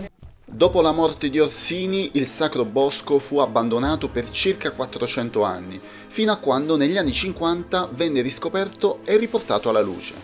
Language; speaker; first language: Italian; native; Italian